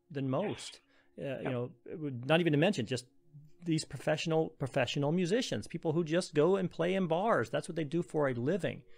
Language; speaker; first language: English; native; English